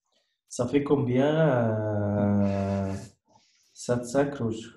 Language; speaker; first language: French; non-native, learner; Arabic